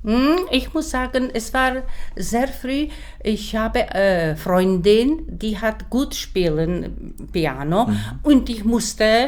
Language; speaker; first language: German; non-native, learner; Czech